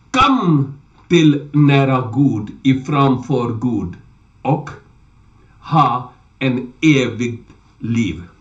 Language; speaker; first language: Swedish; non-native, learner; Urdu